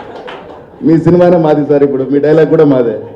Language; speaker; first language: Telugu; native; Telugu